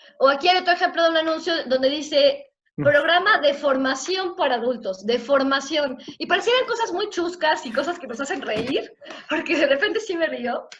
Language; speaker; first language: Spanish; native; Spanish